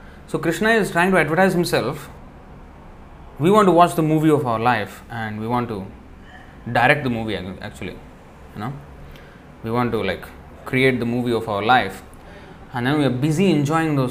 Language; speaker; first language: English; non-native, local second language; Telugu